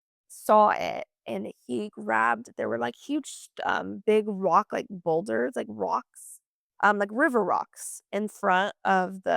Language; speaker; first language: English; native; English